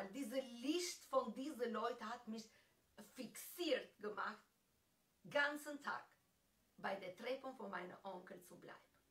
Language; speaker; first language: German; non-native, fluent; Albanian